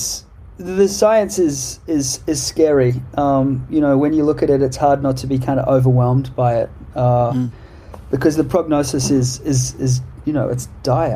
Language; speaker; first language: English; native; English